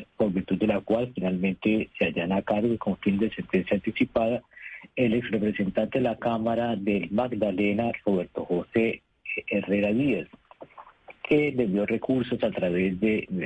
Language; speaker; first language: Spanish; native; Spanish